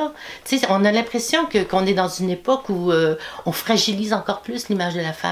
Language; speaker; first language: French; native; French